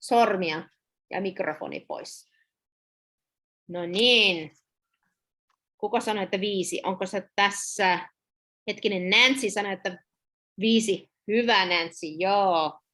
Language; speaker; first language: Finnish; non-native, learner; English